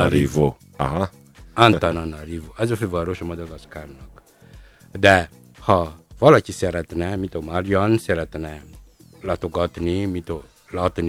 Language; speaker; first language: Hungarian; non-native, fluent; Malagasy